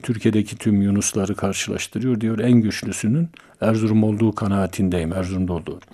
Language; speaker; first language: Turkish; native; Turkish